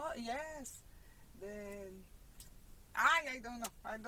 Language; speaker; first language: English; non-native, learner; Portuguese